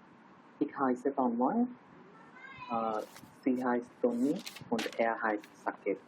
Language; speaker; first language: German; non-native, learner; Bangla